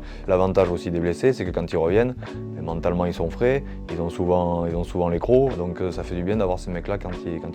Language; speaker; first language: French; native; French